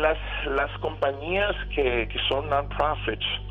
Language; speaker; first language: Spanish; early bilingual, other home language; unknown